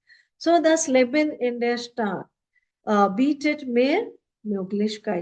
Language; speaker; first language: German; non-native, fluent; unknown